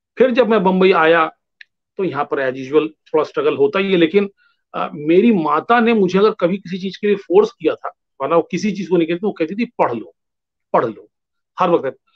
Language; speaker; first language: Hindi; non-native, local second language; Bangla